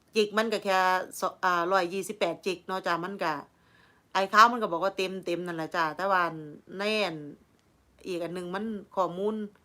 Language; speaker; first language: Thai; native; Thai